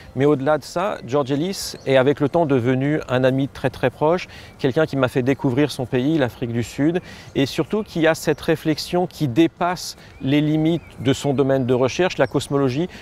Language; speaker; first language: French; native; French